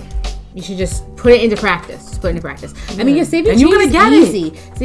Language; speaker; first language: English; native; English